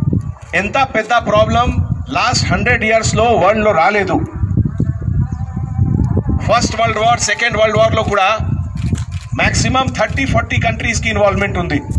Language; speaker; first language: Telugu; non-native, fluent; Hindi